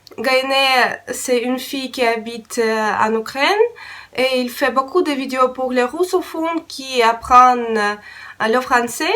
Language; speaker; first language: French; non-native, learner; Russian